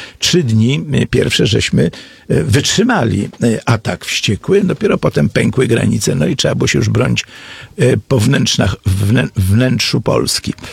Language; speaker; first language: Polish; native; Polish